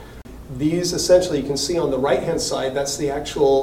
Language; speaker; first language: English; native; English